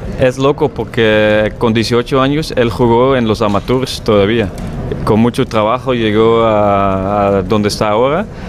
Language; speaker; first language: Spanish; non-native, fluent; Dutch